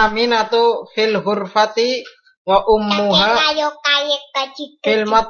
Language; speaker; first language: Arabic; non-native, learner; Indonesian